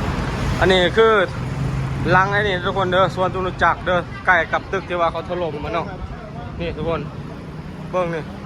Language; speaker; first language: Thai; non-native, learner; Lao